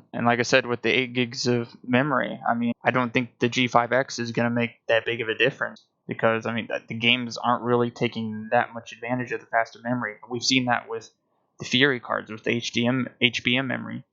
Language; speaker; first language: English; native; English